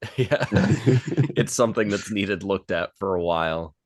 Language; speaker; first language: English; native; English